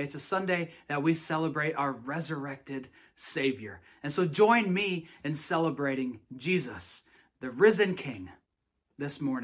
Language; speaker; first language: English; native; English